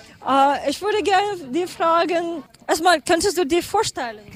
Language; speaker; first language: German; non-native, learner; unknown